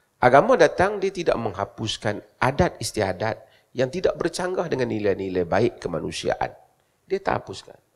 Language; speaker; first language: Malay; native; Malay